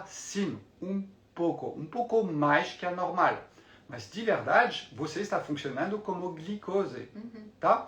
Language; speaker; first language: Portuguese; non-native, fluent; French